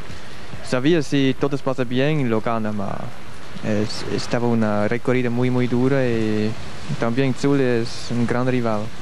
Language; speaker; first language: Spanish; non-native, learner; Swiss German